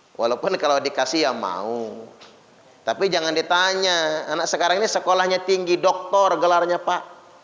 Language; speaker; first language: Indonesian; non-native, local second language; Malay